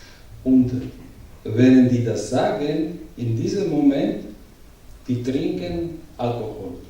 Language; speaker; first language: German; non-native, learner; Georgian